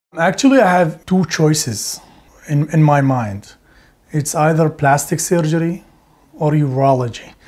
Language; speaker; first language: English; non-native, fluent; Arabic